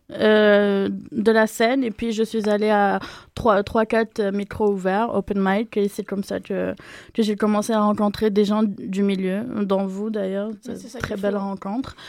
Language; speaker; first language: French; non-native, local second language; Arabic